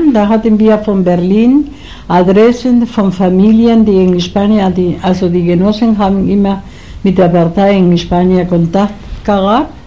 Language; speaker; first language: German; non-native, learner; Spanish